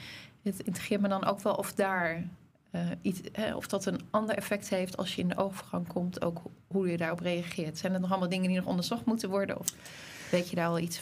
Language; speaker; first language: Dutch; native; Dutch